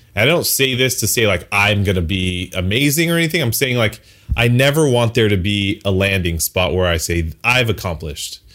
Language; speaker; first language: English; native; English